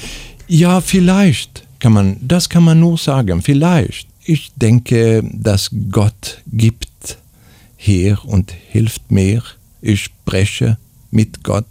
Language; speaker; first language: German; non-native, fluent; Swedish